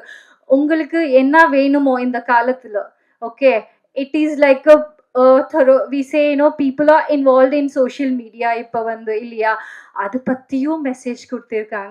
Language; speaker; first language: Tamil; non-native, learner; Kannada